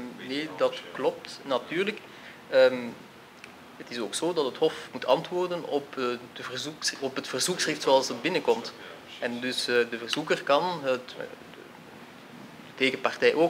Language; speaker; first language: Dutch; native; Dutch